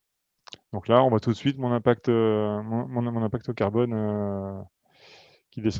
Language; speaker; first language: French; native; French